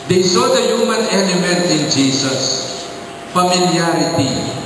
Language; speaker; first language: English; non-native, local second language; Filipino